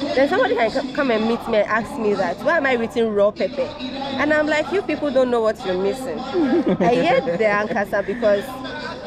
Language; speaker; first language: English; non-native, local second language; Yoruba